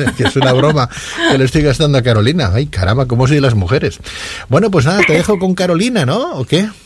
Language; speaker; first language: Spanish; native; Spanish